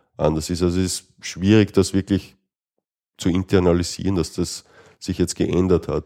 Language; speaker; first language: German; native; German